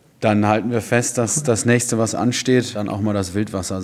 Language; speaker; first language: German; native; German